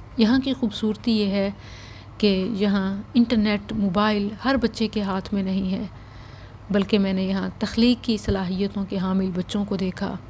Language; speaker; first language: Urdu; non-native, local second language; Saraiki